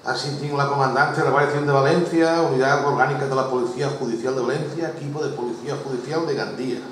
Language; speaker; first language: Spanish; non-native, local second language; Catalan